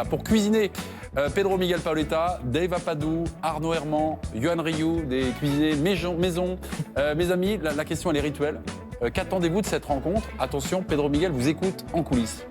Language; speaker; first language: French; native; French